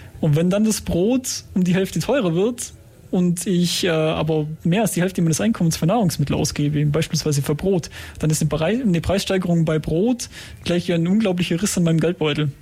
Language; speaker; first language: German; native; German